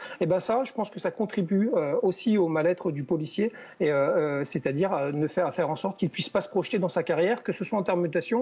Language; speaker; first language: French; native; French